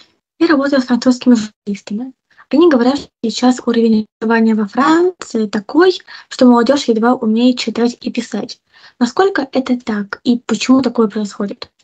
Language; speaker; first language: Russian; native; Russian